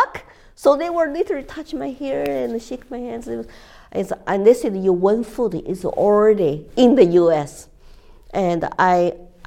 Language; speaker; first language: English; non-native, fluent; Chinese